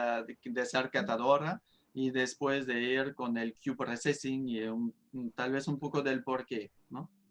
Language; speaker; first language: Spanish; non-native, fluent; French